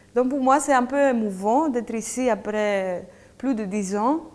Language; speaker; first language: French; non-native, fluent; Greek